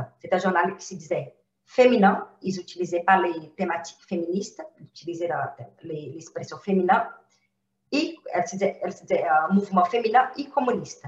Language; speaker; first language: French; non-native, fluent; Portuguese